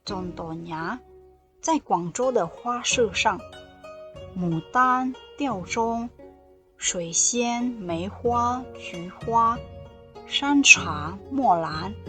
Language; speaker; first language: Chinese; non-native, fluent; Indonesian